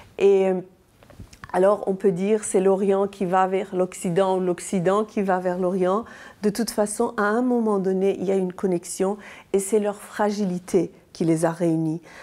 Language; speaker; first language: French; non-native, fluent; Persian